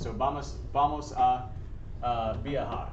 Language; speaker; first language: Spanish; non-native, learner; English